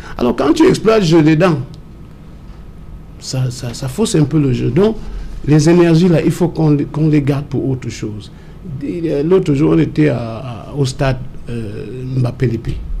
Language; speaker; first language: French; non-native, local second language; English